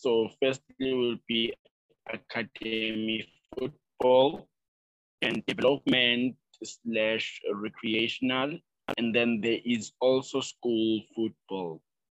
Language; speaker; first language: English; non-native, local second language; Zulu